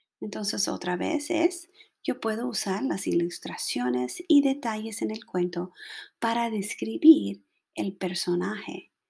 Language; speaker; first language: Spanish; non-native, fluent; English